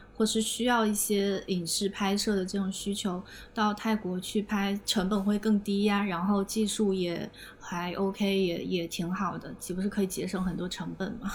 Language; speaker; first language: Chinese; native; Chinese